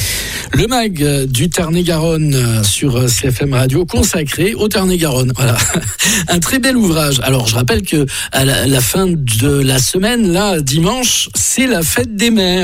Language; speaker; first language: French; native; French